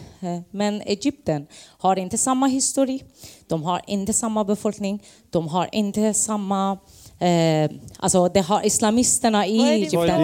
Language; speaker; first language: Swedish; non-native, fluent; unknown